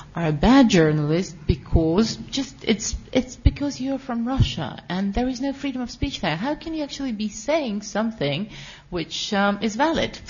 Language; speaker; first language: English; non-native, fluent; Russian